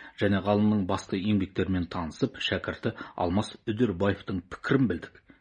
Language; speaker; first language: Kazakh; native; Kazakh